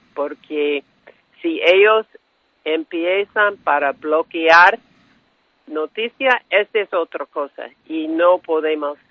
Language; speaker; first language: Spanish; non-native, fluent; English